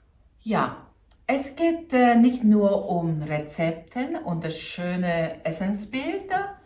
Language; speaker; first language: German; non-native, fluent; Korean